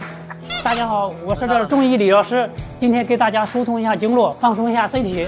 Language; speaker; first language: Chinese; native; Chinese